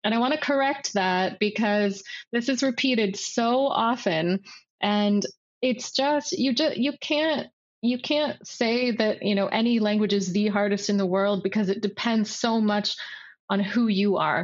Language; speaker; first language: English; native; English